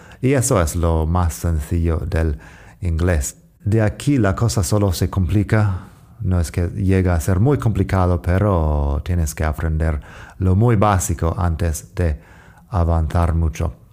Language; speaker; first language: Spanish; non-native, fluent; English